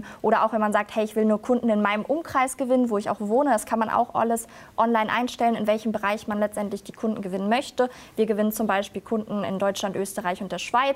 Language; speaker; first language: German; native; German